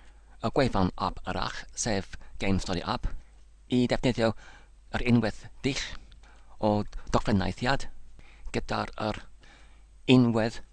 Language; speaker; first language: Welsh; non-native, learner; English